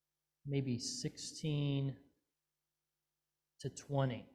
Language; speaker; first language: English; native; English